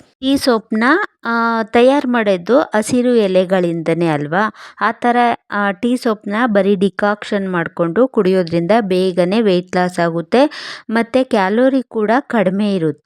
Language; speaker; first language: Kannada; native; Kannada